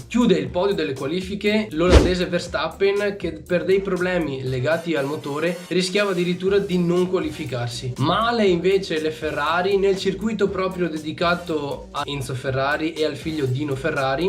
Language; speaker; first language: Italian; native; Italian